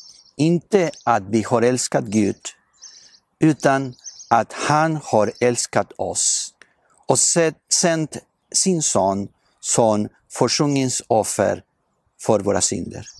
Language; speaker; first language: Swedish; non-native, fluent; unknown